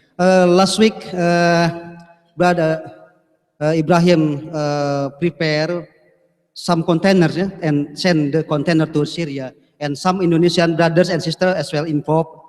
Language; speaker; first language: English; non-native, fluent; Indonesian